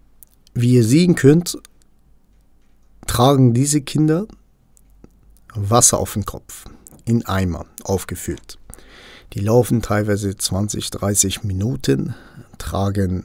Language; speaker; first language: German; non-native, local second language; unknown